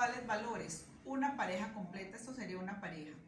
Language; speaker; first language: Spanish; native; Spanish